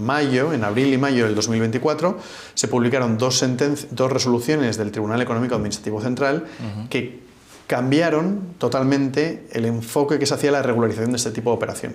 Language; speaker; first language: Spanish; native; Spanish